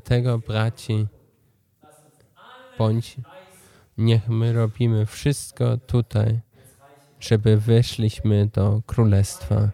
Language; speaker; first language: Polish; non-native, learner; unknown